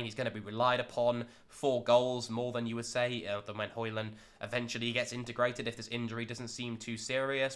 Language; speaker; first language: English; native; English